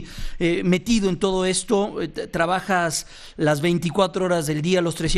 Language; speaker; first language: Spanish; native; Spanish